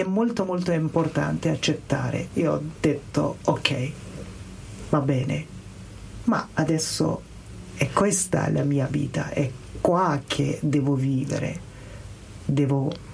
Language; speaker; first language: Italian; non-native, learner; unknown